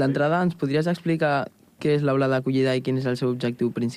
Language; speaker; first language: Catalan; native; Catalan